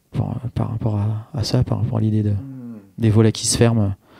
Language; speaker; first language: French; native; French